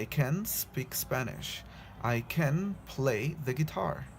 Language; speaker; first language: English; non-native, fluent; Spanish